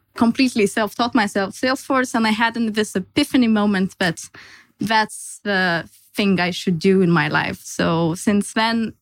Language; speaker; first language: English; non-native, fluent; Lithuanian